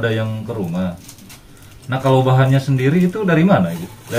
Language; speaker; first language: Indonesian; native; Indonesian